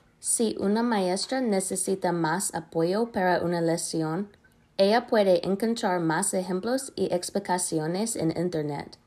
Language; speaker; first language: Spanish; non-native, learner; English